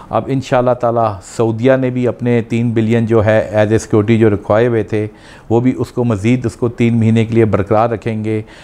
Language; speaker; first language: Urdu; non-native, local second language; Punjabi